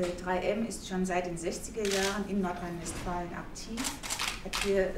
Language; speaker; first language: German; native; German